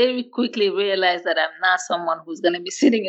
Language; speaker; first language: English; non-native, fluent; Wolof